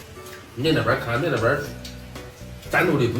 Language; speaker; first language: Chinese; native; Chinese